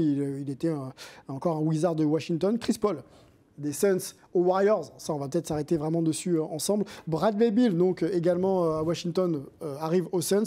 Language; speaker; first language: French; native; French